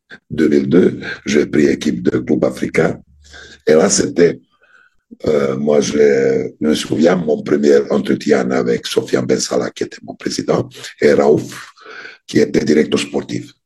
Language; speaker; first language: French; non-native, fluent; Serbian